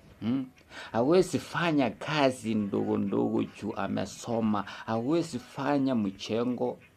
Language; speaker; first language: Swahili; non-native, local second language; Kikuyu